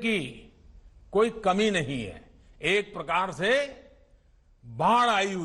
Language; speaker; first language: Hindi; non-native, local second language; Gujarati